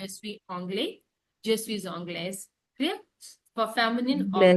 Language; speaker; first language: French; non-native, learner; Hindi